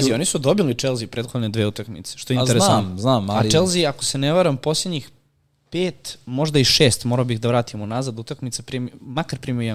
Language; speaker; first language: Serbian; native; Serbian